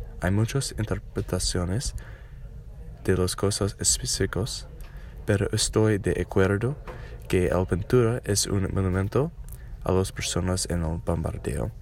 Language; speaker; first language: Spanish; non-native, learner; English